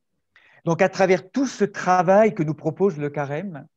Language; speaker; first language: French; native; French